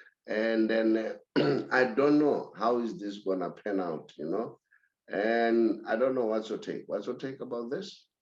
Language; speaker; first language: English; non-native, local second language; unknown